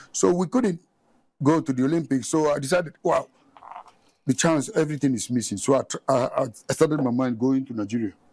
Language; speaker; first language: English; non-native, local second language; Ga